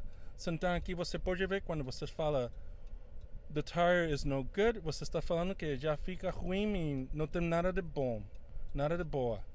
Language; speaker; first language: Portuguese; non-native, fluent; Spanish